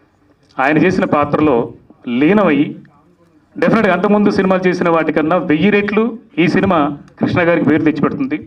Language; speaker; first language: Telugu; native; Telugu